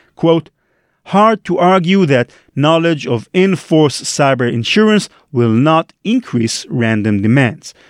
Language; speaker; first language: English; non-native, fluent; Hebrew